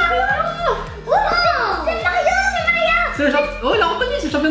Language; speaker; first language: French; native; French